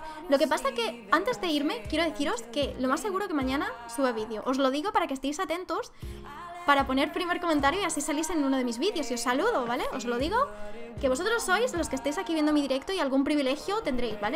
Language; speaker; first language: Spanish; native; Spanish